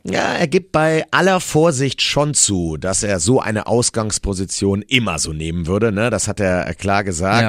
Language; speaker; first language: German; native; German